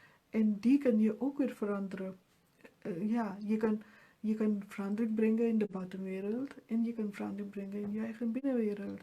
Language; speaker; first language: Dutch; non-native, fluent; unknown